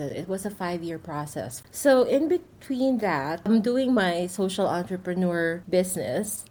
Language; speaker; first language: English; non-native, local second language; Filipino